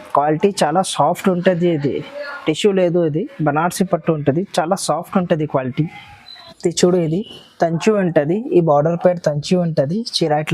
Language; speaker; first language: Telugu; non-native, local second language; Urdu